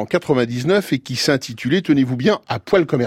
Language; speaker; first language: French; native; French